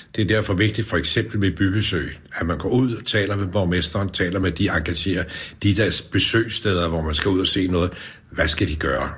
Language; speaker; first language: Danish; native; Danish